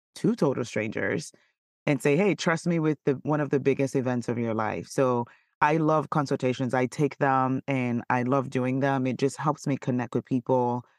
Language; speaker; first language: English; non-native, local second language; Yoruba